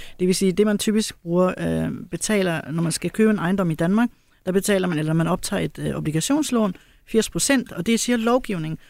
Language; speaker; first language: Danish; early bilingual, other home language; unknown